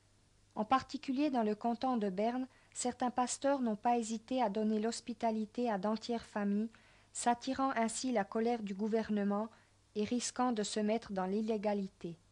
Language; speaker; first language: French; native; French